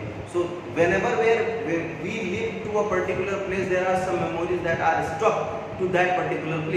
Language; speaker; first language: English; non-native, local second language; Hindi